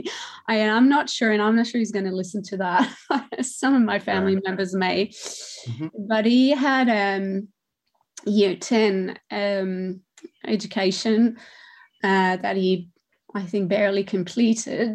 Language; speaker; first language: English; non-native, fluent; French